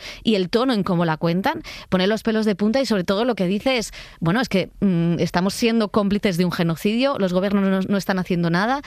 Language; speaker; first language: Spanish; native; Spanish